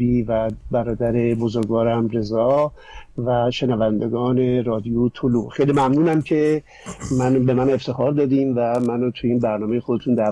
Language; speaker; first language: Persian; native; Persian